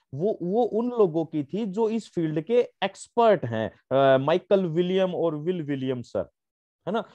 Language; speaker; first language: Hindi; native; Hindi